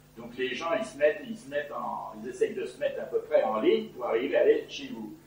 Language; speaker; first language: French; native; French